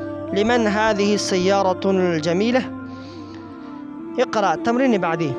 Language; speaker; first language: Arabic; non-native, fluent; Persian